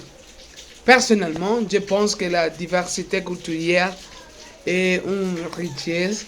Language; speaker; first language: French; non-native, learner; Spanish